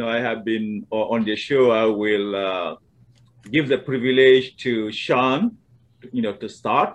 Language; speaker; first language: English; non-native, fluent; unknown